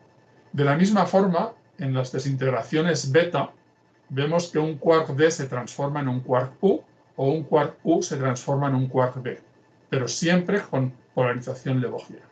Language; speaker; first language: Spanish; native; Spanish